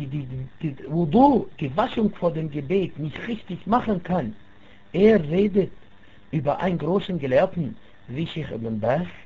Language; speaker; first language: German; non-native, fluent; Arabic